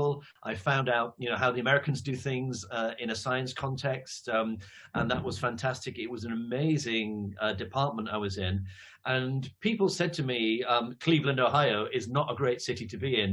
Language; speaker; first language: English; native; English